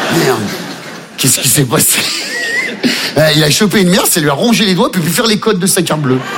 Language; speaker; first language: French; native; French